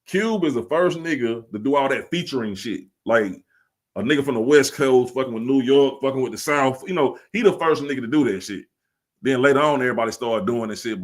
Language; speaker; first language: English; native; English